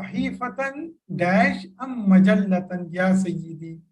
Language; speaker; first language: Arabic; non-native, fluent; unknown